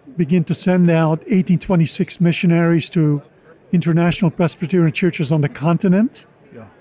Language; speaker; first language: English; non-native, fluent; Dutch